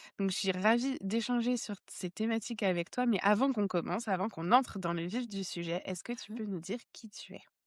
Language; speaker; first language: French; native; French